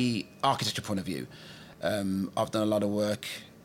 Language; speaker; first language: English; native; English